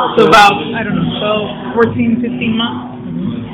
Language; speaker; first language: English; native; English